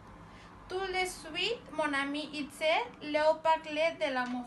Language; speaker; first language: French; non-native, learner; Spanish